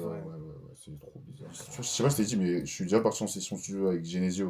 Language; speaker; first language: French; native; French